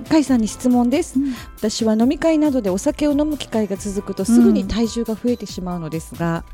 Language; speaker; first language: Japanese; native; Japanese